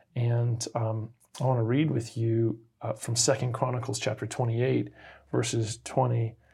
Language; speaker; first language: English; native; English